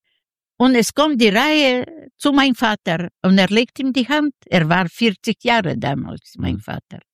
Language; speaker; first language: German; non-native, learner; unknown